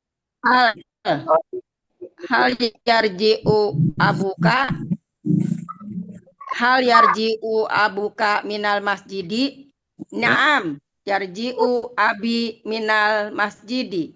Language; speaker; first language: Arabic; non-native, learner; Indonesian